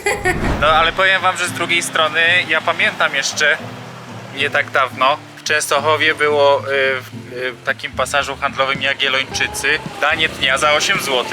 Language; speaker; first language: Polish; native; Polish